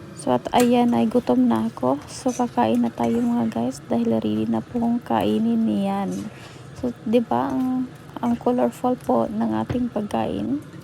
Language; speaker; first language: Filipino; non-native, local second language; Cebuano